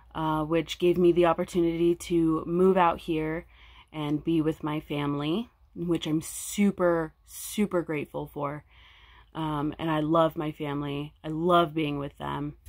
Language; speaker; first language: English; native; English